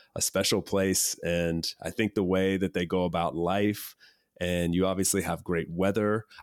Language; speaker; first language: English; native; English